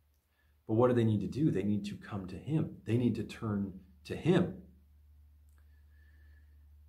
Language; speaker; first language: English; native; English